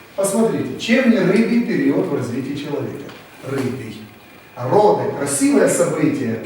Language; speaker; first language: Russian; native; Russian